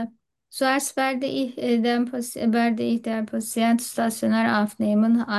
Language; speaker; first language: German; non-native, learner; Turkish